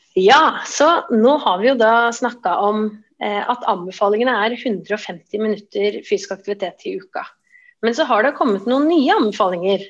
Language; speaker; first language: Norwegian; native; Norwegian